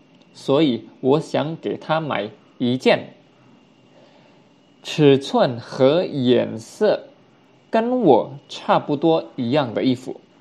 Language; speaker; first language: Chinese; non-native, fluent; Indonesian